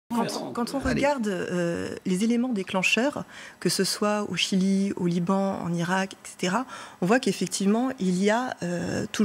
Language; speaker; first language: French; native; French